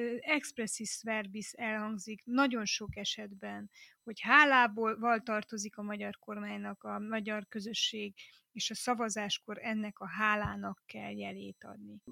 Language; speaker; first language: Hungarian; native; Hungarian